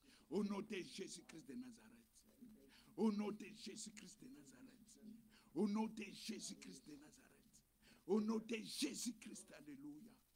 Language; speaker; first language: French; non-native, local second language; Lingala